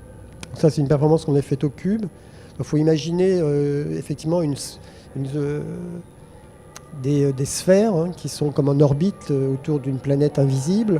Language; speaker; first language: French; native; French